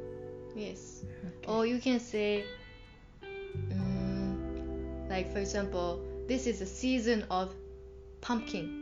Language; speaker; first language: English; non-native, fluent; Japanese